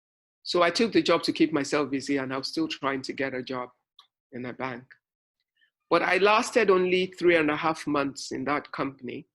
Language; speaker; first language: English; non-native, local second language; Yoruba